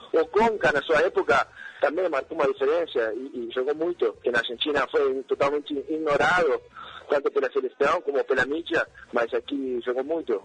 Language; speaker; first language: Portuguese; non-native, fluent; Spanish